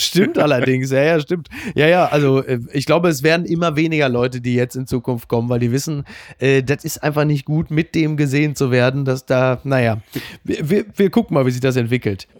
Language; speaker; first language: German; native; German